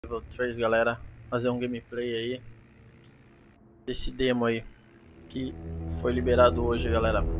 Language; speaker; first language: Portuguese; native; Portuguese